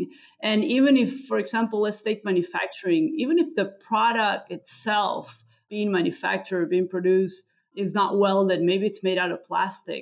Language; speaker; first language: English; non-native, fluent; Spanish